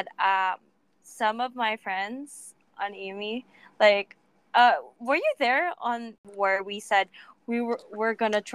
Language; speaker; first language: English; non-native, local second language; Cebuano